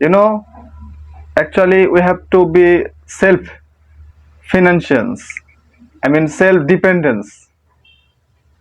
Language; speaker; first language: English; non-native, learner; Bangla